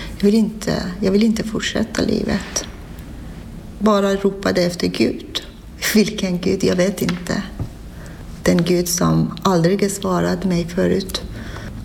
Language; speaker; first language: Swedish; non-native, fluent; Persian